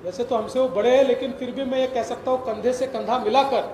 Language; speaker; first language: Hindi; non-native, local second language; Marathi